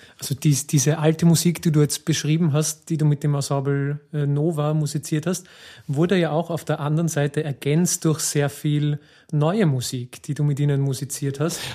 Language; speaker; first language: German; native; German